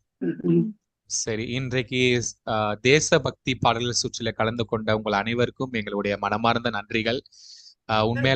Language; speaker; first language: Tamil; native; Tamil